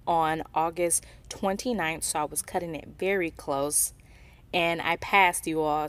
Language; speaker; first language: English; native; English